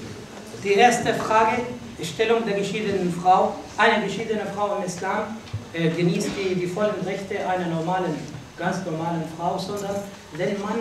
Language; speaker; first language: German; non-native, fluent; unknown